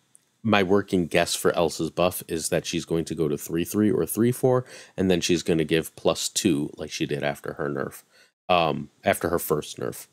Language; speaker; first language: English; native; English